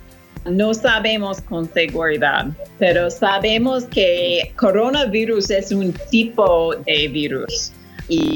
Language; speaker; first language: Spanish; non-native, fluent; English